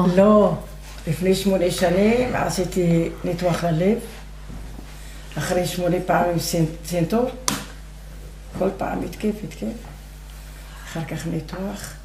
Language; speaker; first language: Hebrew; non-native, fluent; Arabic